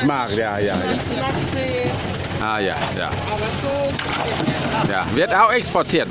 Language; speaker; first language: German; non-native, learner; Thai